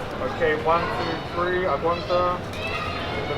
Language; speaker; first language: Spanish; non-native, learner; English